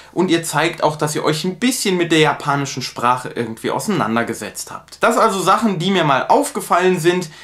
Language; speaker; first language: German; native; German